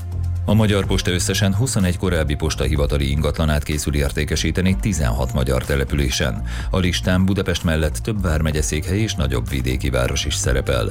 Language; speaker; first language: Hungarian; native; Hungarian